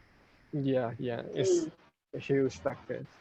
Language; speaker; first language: English; non-native, local second language; Cantonese